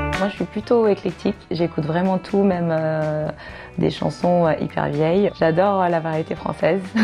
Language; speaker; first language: French; early bilingual, other home language; Kinyarwanda